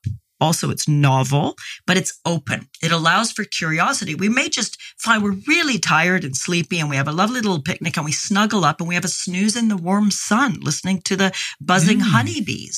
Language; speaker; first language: English; native; English